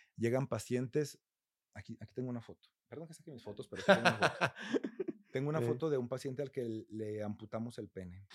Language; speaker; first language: Spanish; native; Spanish